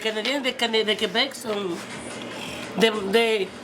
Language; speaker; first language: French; non-native, learner; Spanish